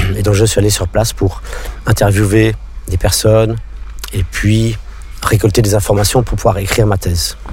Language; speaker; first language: French; non-native, local second language; English